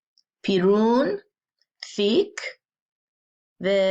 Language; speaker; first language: Albanian; non-native, learner; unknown